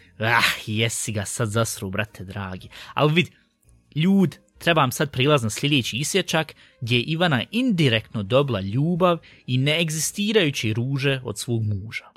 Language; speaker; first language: Bosnian; early bilingual, heritage; Bosnian